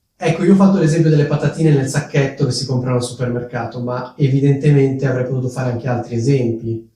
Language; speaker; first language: Italian; native; Italian